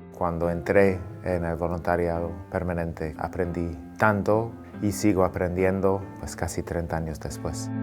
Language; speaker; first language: Spanish; non-native, fluent; English